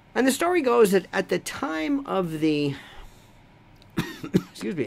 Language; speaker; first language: English; native; English